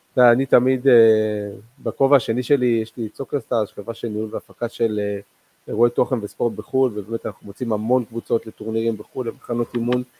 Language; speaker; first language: Hebrew; non-native, local second language; Arabic